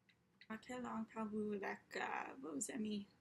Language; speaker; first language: French; non-native, learner; English